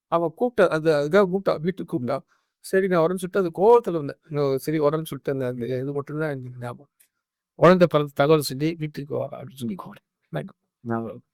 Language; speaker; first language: Tamil; native; Tamil